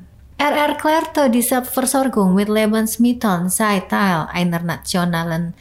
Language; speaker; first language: German; non-native, fluent; Indonesian